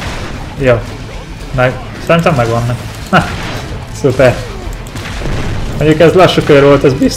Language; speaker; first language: Hungarian; native; Hungarian